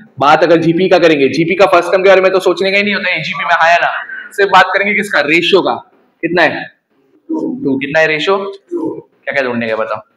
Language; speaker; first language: Hindi; native; Hindi